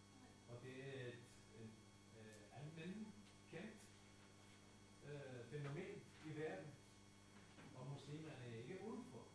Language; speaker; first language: Danish; non-native, fluent; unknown